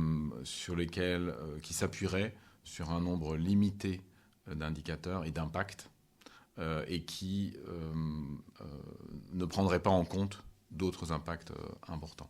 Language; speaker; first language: French; native; French